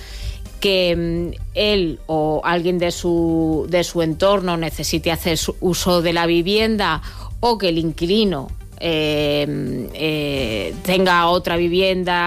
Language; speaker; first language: Spanish; native; Spanish